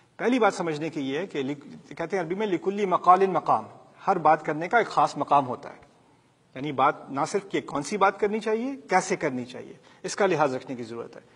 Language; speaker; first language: Urdu; early bilingual, heritage; Urdu